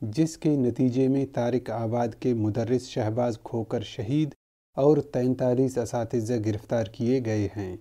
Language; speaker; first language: Urdu; non-native, local second language; Baluchi